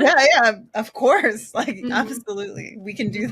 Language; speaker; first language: English; native; English